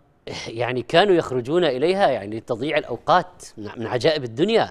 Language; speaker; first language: Arabic; native; Arabic